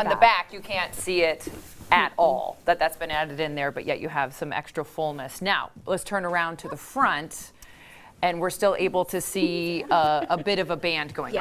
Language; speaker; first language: English; native; English